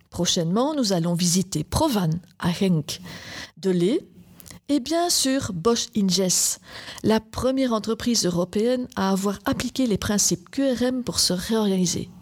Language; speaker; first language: French; native; French